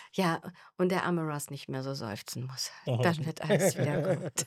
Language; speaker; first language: German; native; German